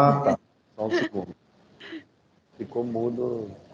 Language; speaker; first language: Portuguese; native; Portuguese